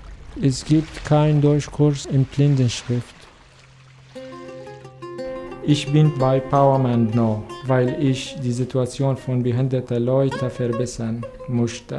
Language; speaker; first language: German; non-native, learner; Arabic